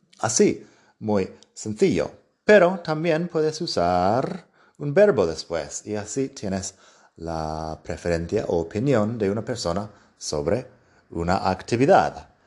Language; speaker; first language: Spanish; non-native, fluent; English